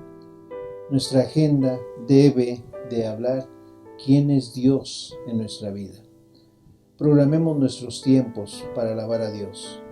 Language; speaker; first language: Spanish; native; Spanish